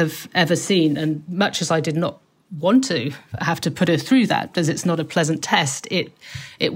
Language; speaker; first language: English; native; English